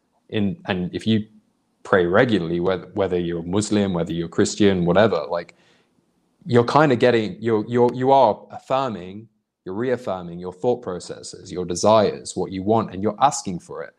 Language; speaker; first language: English; native; English